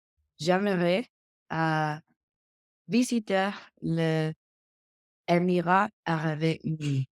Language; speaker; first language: French; non-native, learner; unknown